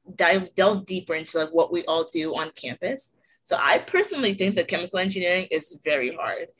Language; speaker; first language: English; native; English